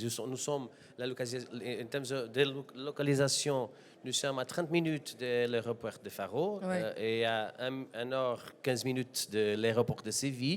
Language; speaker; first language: French; non-native, learner; Portuguese